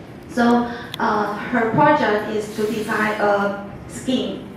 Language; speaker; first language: English; non-native, fluent; Chinese